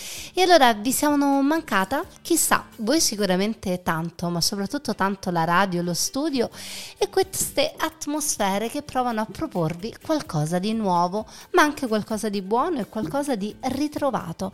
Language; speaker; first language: Italian; native; Italian